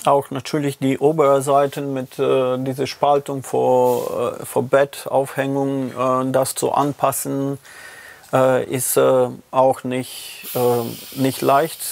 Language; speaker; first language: German; non-native, learner; Serbian